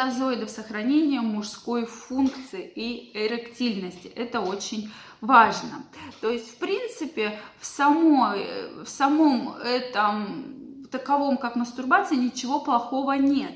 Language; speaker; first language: Russian; native; Russian